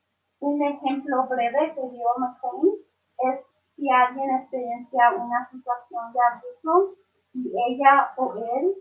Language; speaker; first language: Spanish; early bilingual, other home language; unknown